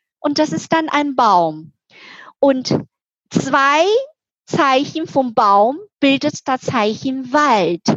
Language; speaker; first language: German; non-native, fluent; Chinese